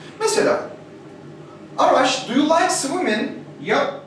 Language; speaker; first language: English; non-native, fluent; Turkish